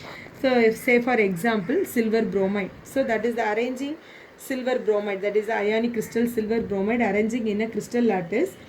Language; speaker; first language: English; non-native, local second language; Tamil